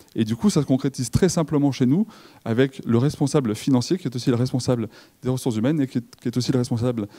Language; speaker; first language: French; native; French